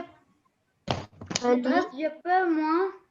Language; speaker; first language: French; non-native, learner; Arabic